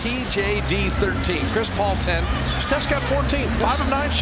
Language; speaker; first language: English; native; English